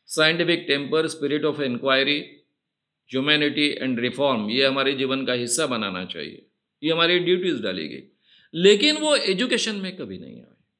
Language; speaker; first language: Hindi; non-native, local second language; Marathi